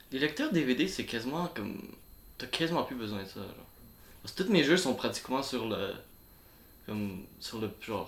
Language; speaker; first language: French; native; French